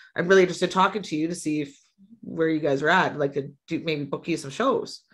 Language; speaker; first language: English; native; English